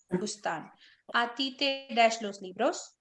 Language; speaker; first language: Spanish; non-native, fluent; Hindi